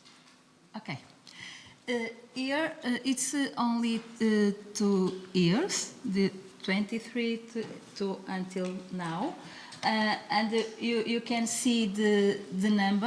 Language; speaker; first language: English; non-native, learner; Portuguese